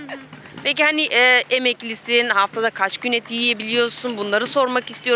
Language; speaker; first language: Turkish; native; Turkish